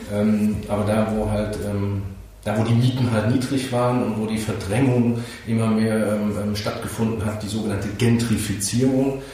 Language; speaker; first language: German; native; German